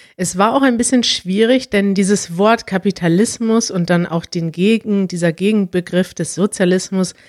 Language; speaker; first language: German; native; German